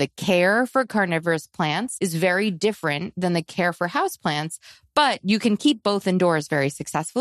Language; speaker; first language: English; native; English